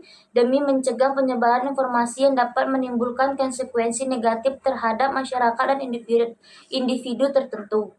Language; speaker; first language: Indonesian; native; Indonesian